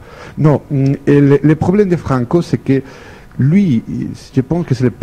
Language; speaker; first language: French; non-native, fluent; Spanish